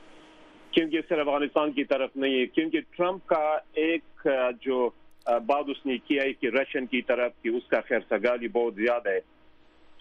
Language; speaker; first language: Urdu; non-native, fluent; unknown